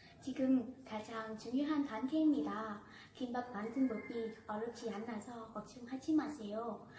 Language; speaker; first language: Korean; non-native, learner; Vietnamese